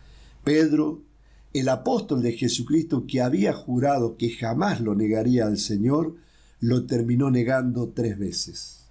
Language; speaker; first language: Spanish; native; Spanish